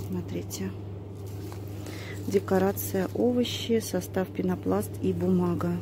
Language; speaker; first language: Russian; native; Russian